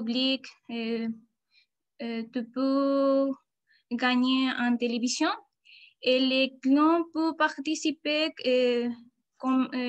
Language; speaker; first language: French; non-native, learner; Spanish